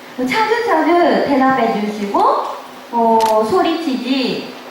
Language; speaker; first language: Korean; non-native, learner; Japanese